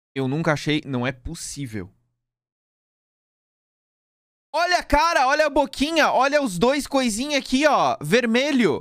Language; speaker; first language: Portuguese; native; Portuguese